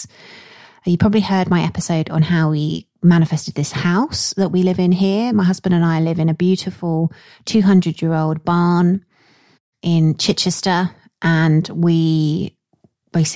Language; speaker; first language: English; native; English